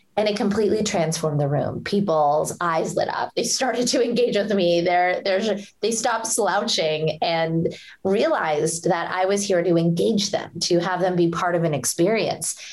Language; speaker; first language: English; early bilingual, other home language; Hindi